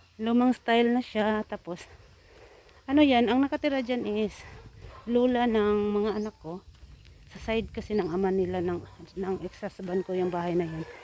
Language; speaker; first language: Filipino; non-native, local second language; Cebuano